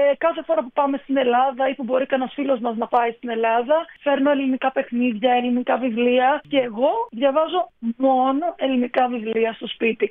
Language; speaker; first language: Greek; native; Greek